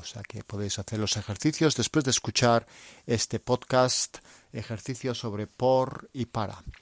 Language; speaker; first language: Spanish; non-native, fluent; English